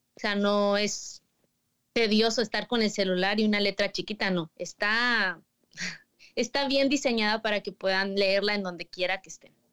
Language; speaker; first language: Spanish; native; Spanish